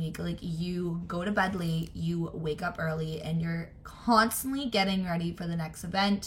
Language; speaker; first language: English; native; English